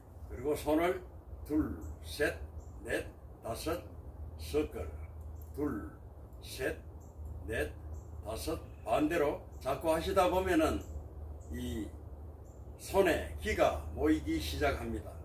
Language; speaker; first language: Korean; native; Korean